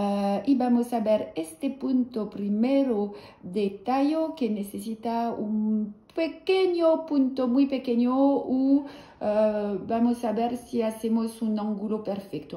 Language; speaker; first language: Spanish; non-native, learner; French